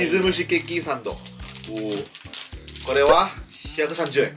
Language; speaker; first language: Japanese; non-native, fluent; Indonesian